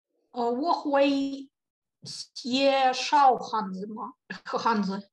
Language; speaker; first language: Chinese; non-native, learner; Ukrainian